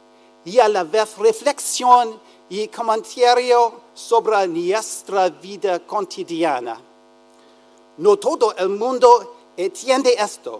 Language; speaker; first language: Spanish; non-native, learner; English